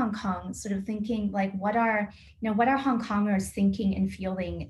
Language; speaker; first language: English; native; English